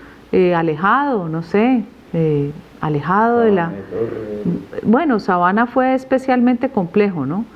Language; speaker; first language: Spanish; native; Spanish